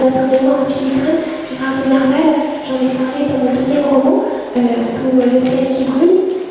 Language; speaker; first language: French; early bilingual, other home language; Vietnamese